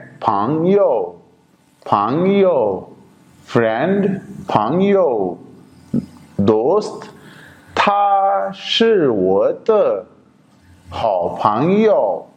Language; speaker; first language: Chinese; non-native, fluent; Urdu